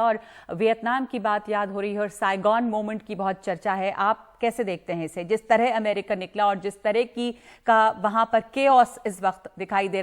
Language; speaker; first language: Hindi; native; Hindi